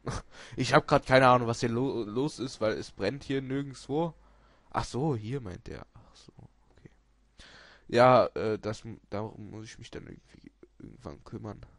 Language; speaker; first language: German; native; German